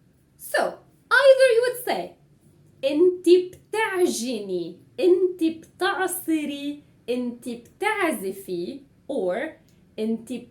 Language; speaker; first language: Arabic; native; Arabic